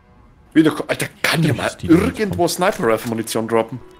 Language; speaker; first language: German; native; German